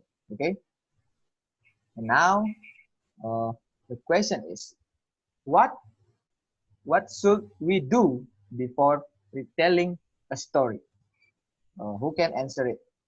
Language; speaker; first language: English; non-native, learner; Indonesian